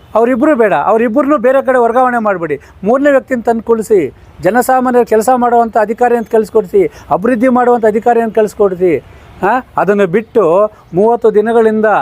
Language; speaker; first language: Kannada; native; Kannada